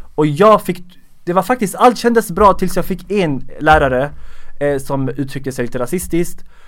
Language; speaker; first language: Swedish; early bilingual, other home language; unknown